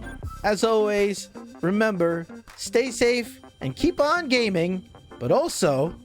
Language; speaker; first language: English; native; English